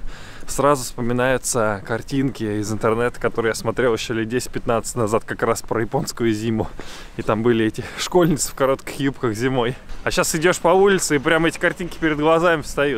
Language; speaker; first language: Russian; native; Russian